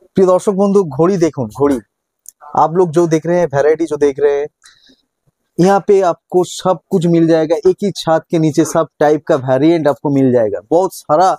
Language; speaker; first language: Hindi; non-native, local second language; Bangla